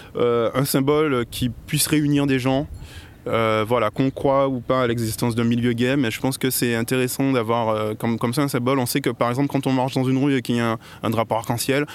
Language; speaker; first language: French; native; French